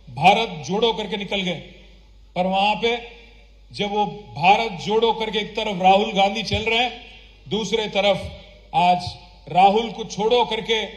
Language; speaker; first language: Hindi; non-native, local second language; Telugu